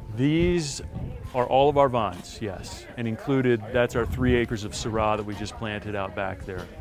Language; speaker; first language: English; native; English